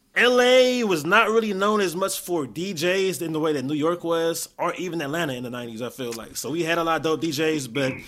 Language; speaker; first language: English; native; English